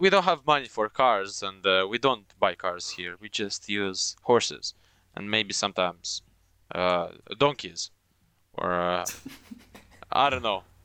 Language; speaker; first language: English; non-native, fluent; Romanian